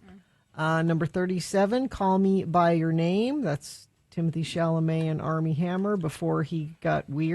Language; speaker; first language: English; native; English